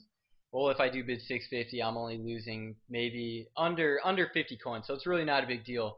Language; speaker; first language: English; native; English